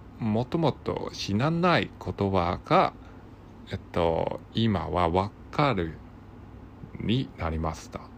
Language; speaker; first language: Japanese; non-native, learner; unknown